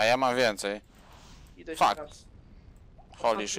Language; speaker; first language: Polish; native; Polish